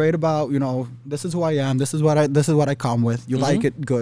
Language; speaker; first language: English; early bilingual, other home language; Yiddish